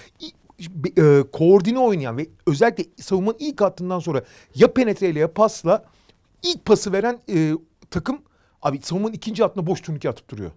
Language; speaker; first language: Turkish; native; Turkish